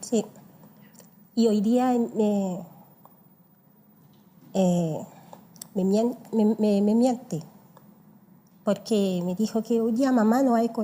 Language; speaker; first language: Spanish; non-native, learner; Haitian Creole